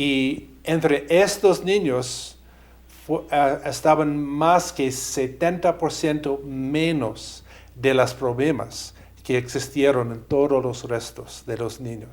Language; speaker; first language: Spanish; non-native, fluent; English